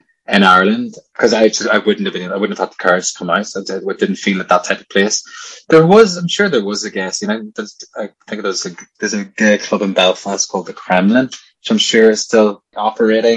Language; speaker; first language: English; native; English